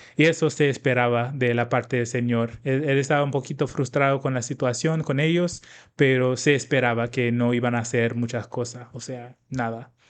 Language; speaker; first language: Spanish; non-native, fluent; English